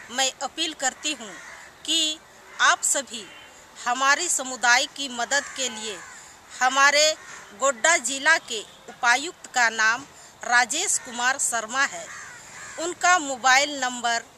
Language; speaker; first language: Hindi; native; Hindi